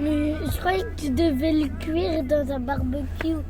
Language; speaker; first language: French; native; French